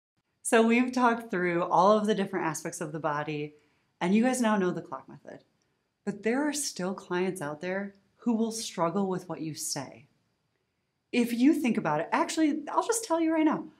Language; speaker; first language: English; native; English